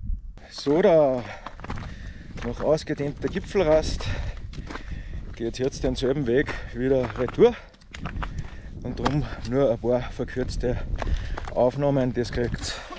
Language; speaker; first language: German; native; German